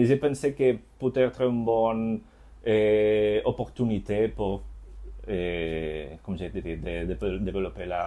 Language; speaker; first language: French; non-native, learner; Spanish